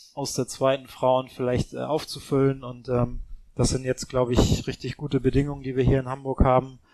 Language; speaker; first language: German; native; German